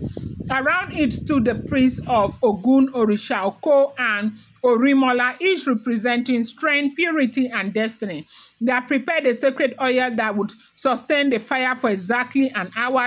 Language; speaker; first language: English; non-native, local second language; Yoruba